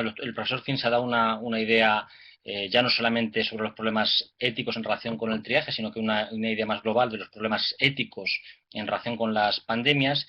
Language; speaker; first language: Spanish; native; Spanish